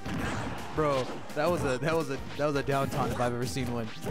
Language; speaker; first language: English; native; English